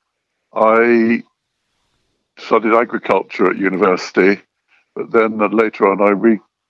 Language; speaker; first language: English; native; English